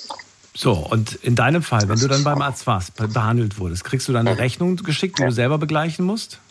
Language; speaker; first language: German; native; German